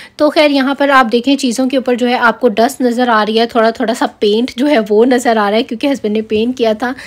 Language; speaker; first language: Urdu; native; Urdu